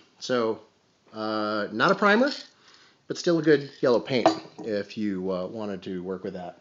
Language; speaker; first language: English; native; English